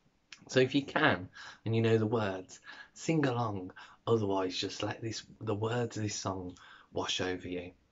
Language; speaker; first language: English; native; English